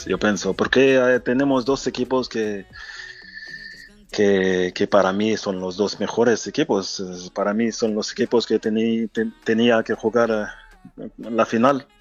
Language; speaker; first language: Spanish; non-native, fluent; French